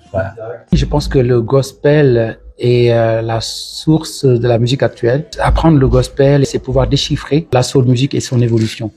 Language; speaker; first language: French; non-native, local second language; Wolof